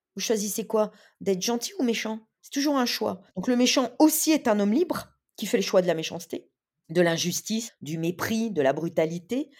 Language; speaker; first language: French; native; French